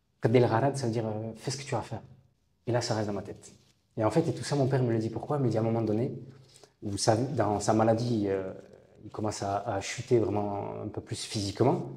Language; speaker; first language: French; native; French